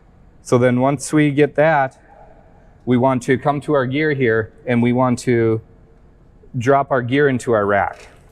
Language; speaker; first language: English; native; English